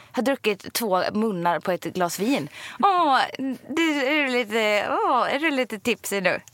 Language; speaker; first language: Swedish; native; Swedish